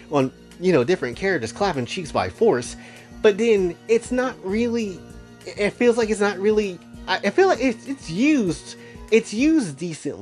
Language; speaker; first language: English; native; English